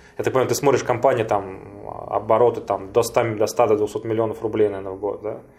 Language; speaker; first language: Russian; native; Russian